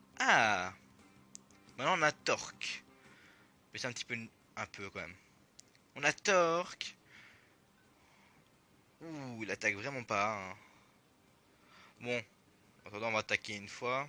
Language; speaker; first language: French; native; French